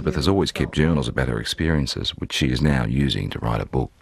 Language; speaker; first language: English; native; English